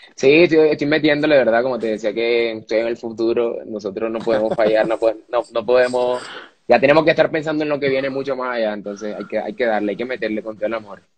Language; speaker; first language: Spanish; native; Spanish